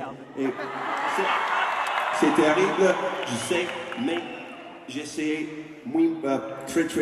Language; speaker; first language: French; non-native, learner; English